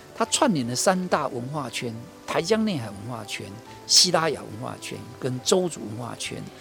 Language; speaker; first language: Min Nan Chinese; native; Min Nan Chinese